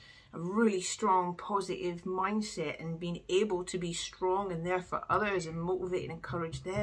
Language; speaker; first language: English; native; English